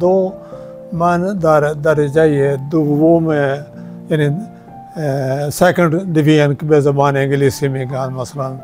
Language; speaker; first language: Persian; non-native, fluent; Punjabi